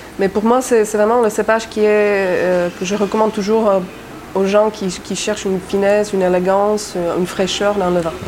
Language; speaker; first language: French; non-native, fluent; Czech